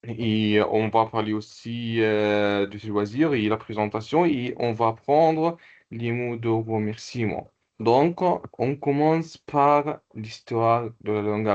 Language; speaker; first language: French; non-native, local second language; Comorian